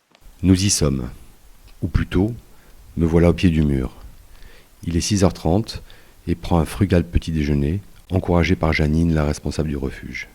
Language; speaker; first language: French; native; French